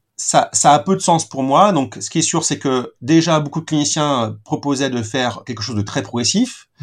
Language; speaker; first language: French; native; French